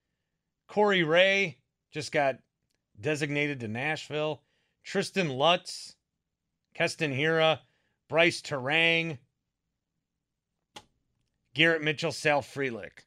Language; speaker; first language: English; native; English